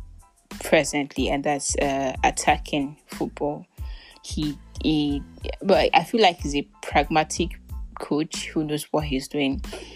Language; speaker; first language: English; non-native, local second language; Yoruba